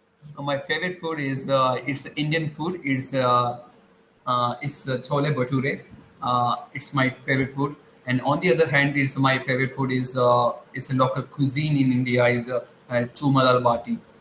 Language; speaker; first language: English; non-native, learner; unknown